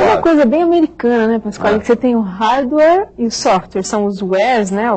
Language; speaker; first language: Portuguese; native; Portuguese